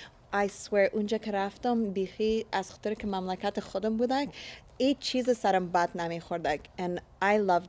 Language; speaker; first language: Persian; early bilingual, heritage; Persian